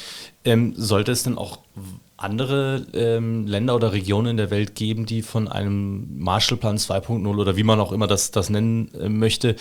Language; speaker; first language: German; native; German